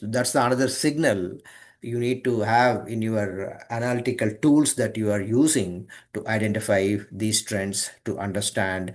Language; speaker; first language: English; non-native, local second language; Tamil